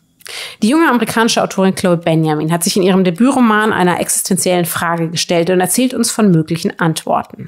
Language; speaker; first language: German; native; German